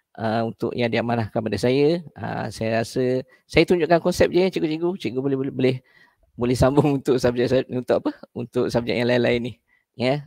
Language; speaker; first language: Malay; native; Malay